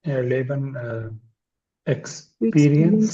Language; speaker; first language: German; non-native, learner; Urdu